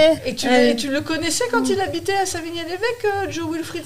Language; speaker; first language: French; native; French